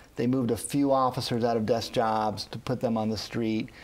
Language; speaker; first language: English; native; English